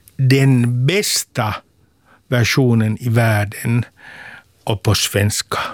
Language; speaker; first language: Swedish; non-native, local second language; Finnish